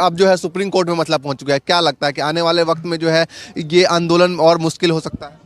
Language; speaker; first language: Hindi; native; Hindi